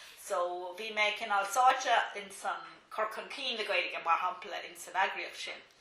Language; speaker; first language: Irish; non-native, local second language; English